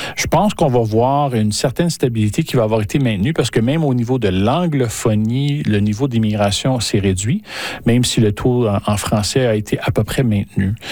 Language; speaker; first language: French; native; French